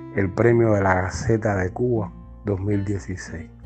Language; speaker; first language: Spanish; native; Spanish